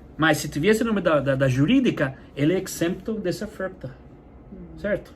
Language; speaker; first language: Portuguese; non-native, fluent; English